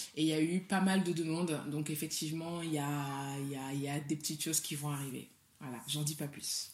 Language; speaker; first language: French; non-native, local second language; Soninke